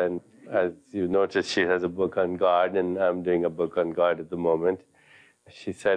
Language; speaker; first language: English; non-native, local second language; Hindi